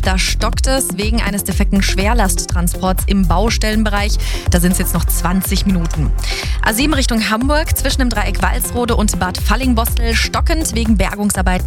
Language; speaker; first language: German; native; German